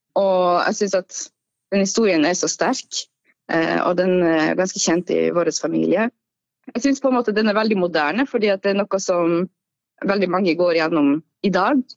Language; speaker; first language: Norwegian; native; Norwegian